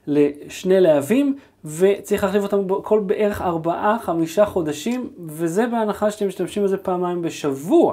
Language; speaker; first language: Hebrew; native; Hebrew